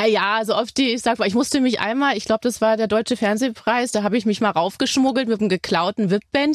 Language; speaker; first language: German; native; German